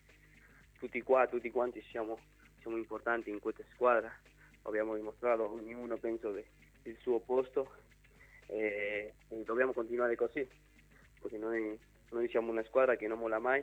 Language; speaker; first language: Italian; non-native, learner; Spanish